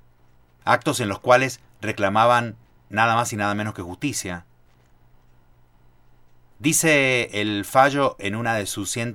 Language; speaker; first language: Spanish; native; Spanish